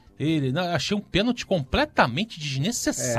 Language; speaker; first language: Portuguese; native; Portuguese